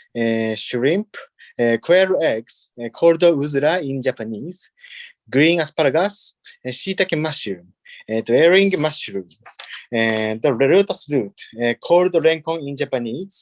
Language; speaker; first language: English; non-native, learner; Japanese